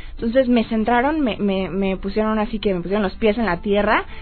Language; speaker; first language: Spanish; native; Spanish